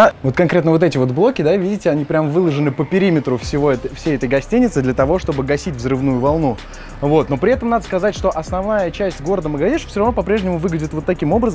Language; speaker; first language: Russian; native; Russian